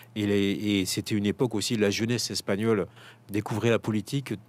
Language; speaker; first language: French; native; French